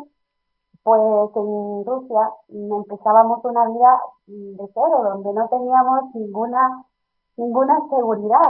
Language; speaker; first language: Spanish; native; Spanish